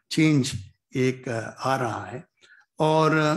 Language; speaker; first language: Hindi; native; Hindi